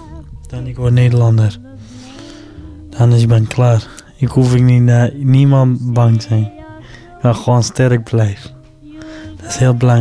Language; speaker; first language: Dutch; non-native, learner; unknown